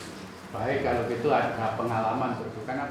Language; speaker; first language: Indonesian; native; Indonesian